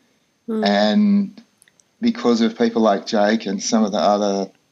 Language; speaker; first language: English; native; English